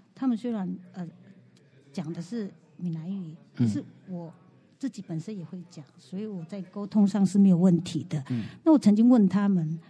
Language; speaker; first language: Chinese; native; Chinese